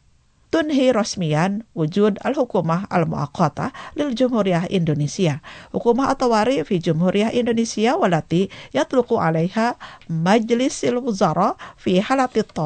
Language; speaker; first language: Arabic; non-native, fluent; Indonesian